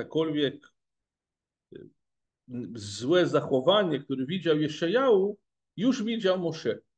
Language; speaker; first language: Polish; non-native, fluent; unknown